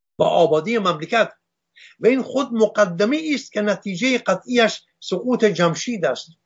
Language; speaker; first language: Persian; non-native, local second language; Armenian